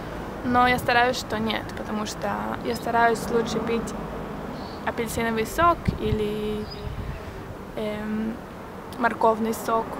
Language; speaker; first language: Russian; early bilingual, heritage; Russian